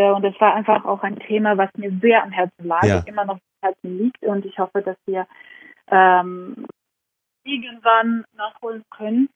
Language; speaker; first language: German; non-native, fluent; Georgian